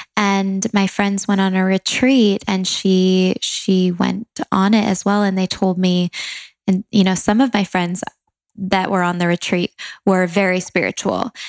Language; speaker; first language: English; native; English